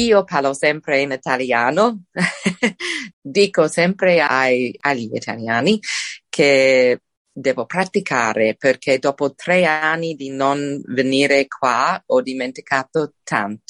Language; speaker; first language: Italian; non-native, fluent; English